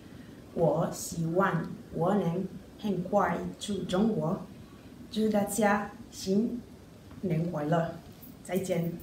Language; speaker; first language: Chinese; non-native, learner; Italian